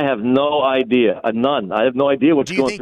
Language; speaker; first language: English; native; English